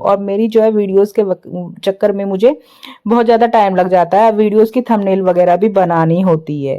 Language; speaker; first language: Hindi; native; Hindi